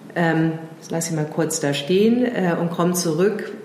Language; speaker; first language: German; early bilingual, heritage; German